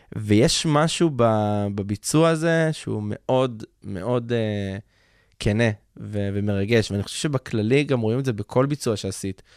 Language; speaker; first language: Hebrew; native; Hebrew